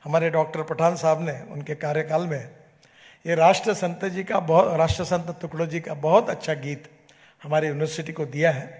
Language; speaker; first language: Hindi; non-native, local second language; Marathi